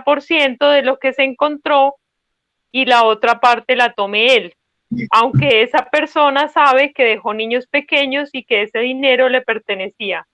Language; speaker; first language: Spanish; native; Spanish